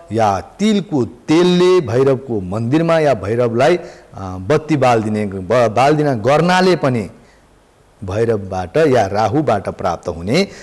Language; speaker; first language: Nepali; native; Nepali